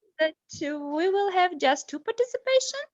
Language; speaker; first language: English; non-native, learner; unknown